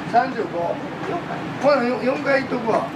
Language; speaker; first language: Japanese; native; Japanese